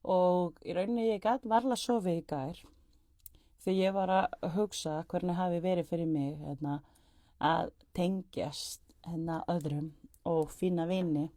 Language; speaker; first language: Icelandic; non-native, fluent; Spanish